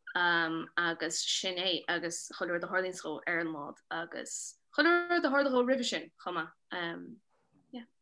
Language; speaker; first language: Irish; native; Irish